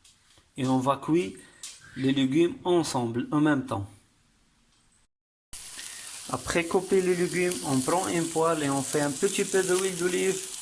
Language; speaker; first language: French; non-native, learner; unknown